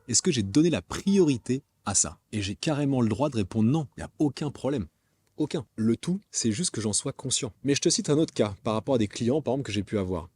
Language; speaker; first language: French; native; French